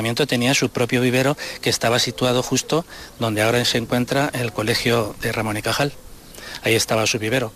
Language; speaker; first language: Spanish; native; Spanish